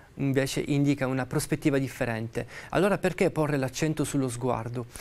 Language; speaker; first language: Italian; native; Italian